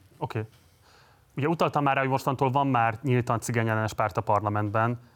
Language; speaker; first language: Hungarian; native; Hungarian